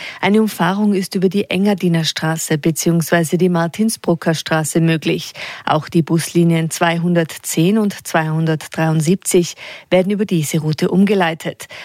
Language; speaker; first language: German; native; German